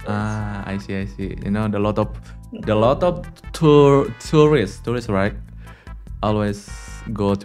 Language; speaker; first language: English; non-native, learner; Indonesian